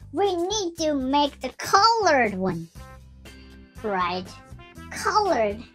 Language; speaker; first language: English; non-native, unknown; Japanese